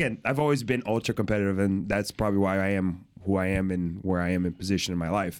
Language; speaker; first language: English; native; English